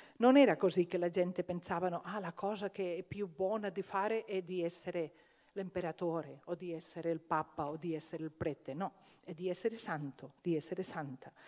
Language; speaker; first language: Italian; non-native, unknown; Catalan